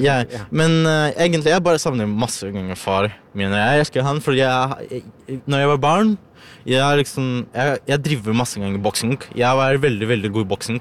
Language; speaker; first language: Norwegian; non-native, learner; Ukrainian